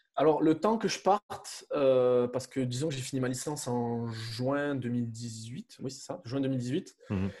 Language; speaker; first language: French; native; French